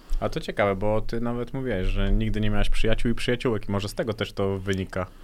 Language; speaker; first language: Polish; native; Polish